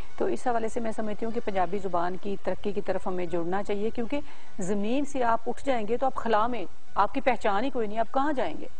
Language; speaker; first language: Urdu; non-native, local second language; Punjabi